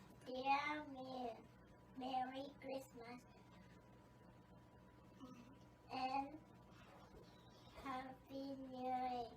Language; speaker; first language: English; non-native, learner; Japanese